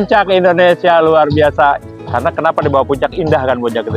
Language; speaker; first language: Indonesian; native; Indonesian